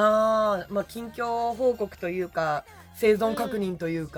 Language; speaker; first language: Japanese; native; Japanese